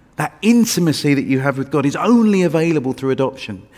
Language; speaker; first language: English; native; English